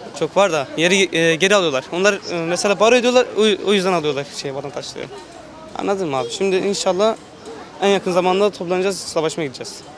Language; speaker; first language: Turkish; non-native, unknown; Arabic